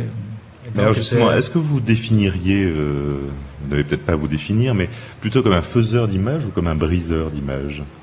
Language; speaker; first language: French; native; French